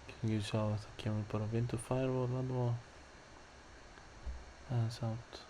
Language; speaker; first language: Icelandic; non-native, learner; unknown